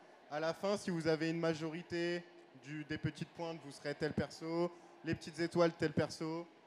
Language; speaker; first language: French; native; French